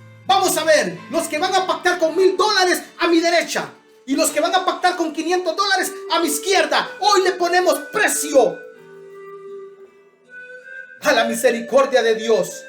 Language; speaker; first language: Spanish; native; Spanish